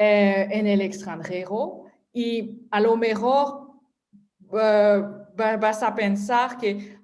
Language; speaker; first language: Spanish; non-native, fluent; French